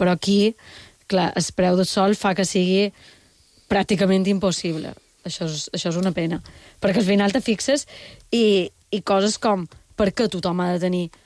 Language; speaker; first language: Catalan; native; Catalan